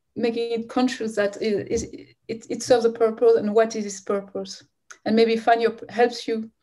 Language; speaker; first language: English; non-native, fluent; French